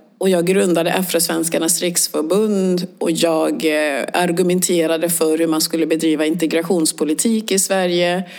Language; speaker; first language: Swedish; early bilingual, other home language; Swahili